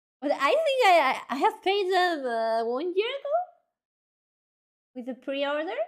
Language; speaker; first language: English; non-native, learner; Spanish